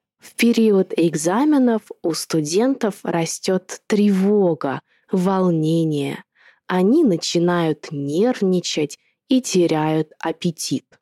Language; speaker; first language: Russian; native; Russian